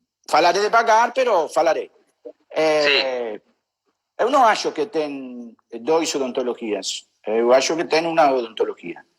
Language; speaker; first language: Portuguese; non-native, learner; Spanish